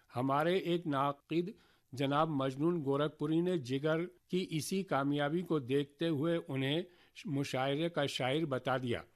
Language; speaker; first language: Urdu; native; Urdu